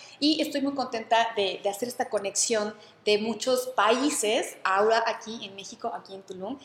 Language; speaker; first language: Spanish; native; Spanish